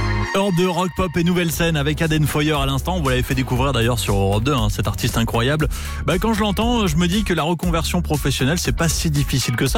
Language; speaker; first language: French; native; French